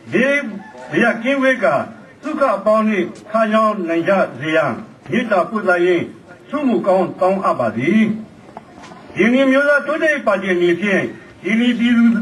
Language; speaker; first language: Burmese; non-native, local second language; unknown